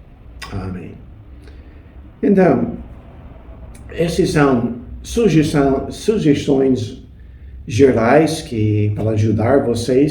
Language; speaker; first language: Portuguese; non-native, fluent; English